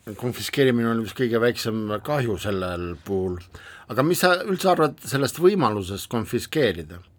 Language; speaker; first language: Estonian; non-native, local second language; Russian